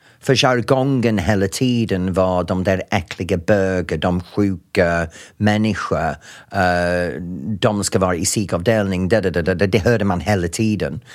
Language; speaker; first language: Swedish; non-native, fluent; English